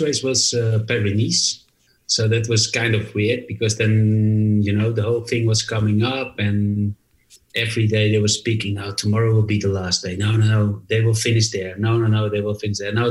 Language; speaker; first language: English; non-native, fluent; Dutch